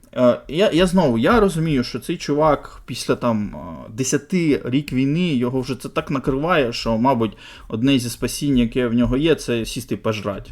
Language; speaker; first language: Ukrainian; native; Ukrainian